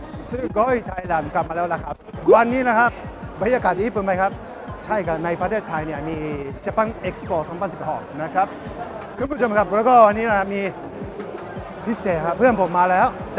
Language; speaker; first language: Thai; non-native, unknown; Japanese